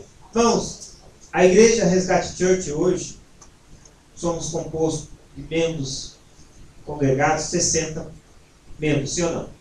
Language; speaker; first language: Portuguese; native; Portuguese